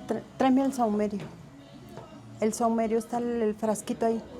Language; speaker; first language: Spanish; native; Spanish